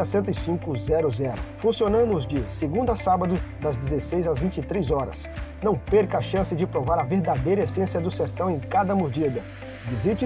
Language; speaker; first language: Portuguese; native; Portuguese